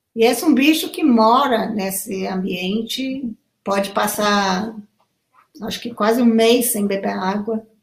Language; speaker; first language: Portuguese; non-native, fluent; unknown